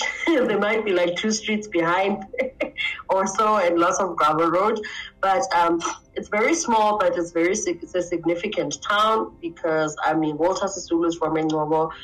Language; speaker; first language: English; non-native, local second language; Xhosa